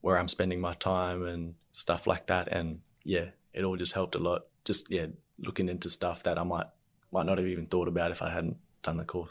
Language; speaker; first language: English; native; English